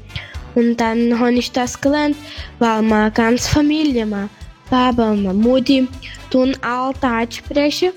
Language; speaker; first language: German; early bilingual, heritage; German